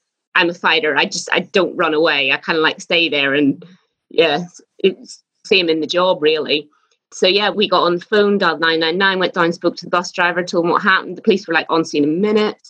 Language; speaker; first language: English; native; English